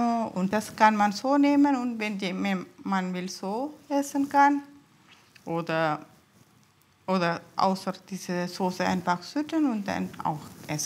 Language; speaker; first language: German; non-native, learner; Tamil